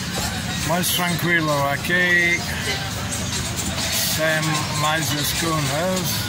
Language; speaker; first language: Portuguese; non-native, learner; English